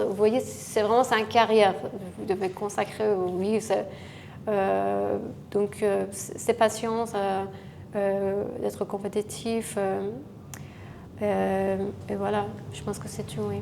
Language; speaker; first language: French; non-native, fluent; Persian